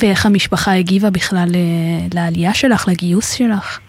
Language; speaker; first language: Hebrew; native; Hebrew